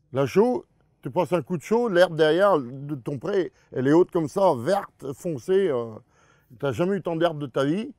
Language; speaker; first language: French; native; French